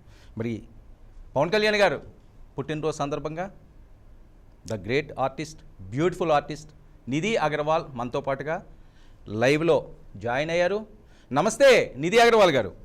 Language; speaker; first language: Telugu; native; Telugu